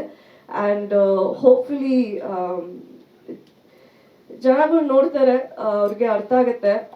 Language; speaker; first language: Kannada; early bilingual, heritage; Kannada